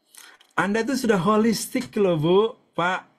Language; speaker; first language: Indonesian; native; Indonesian